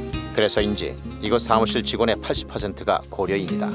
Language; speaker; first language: Korean; native; Korean